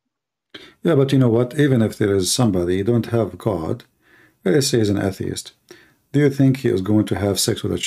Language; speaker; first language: English; non-native, fluent; Arabic